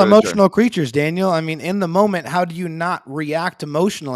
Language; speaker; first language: English; native; English